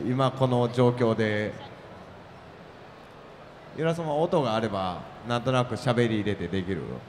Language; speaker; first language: Japanese; native; Japanese